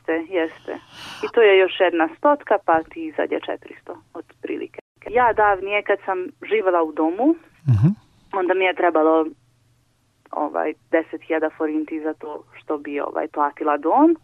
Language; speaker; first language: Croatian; non-native, local second language; Hungarian